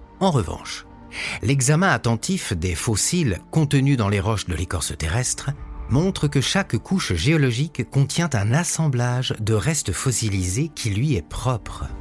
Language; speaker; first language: French; native; French